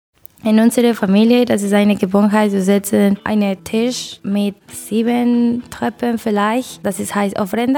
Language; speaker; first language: German; non-native, learner; Spanish